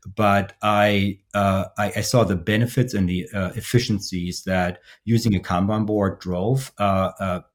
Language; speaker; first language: English; non-native, fluent; German